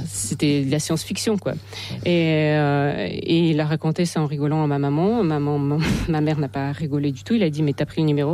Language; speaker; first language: French; non-native, fluent; Russian